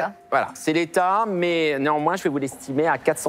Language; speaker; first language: French; native; French